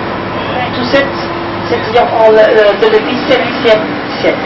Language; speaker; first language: French; non-native, learner; Dutch